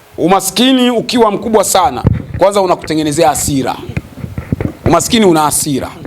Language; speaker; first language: Swahili; native; Swahili